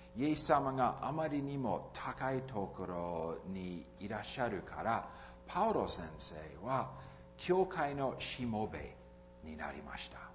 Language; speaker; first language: Japanese; non-native, fluent; English